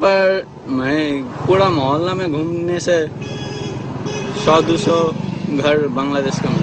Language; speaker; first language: Hindi; non-native, learner; Bangla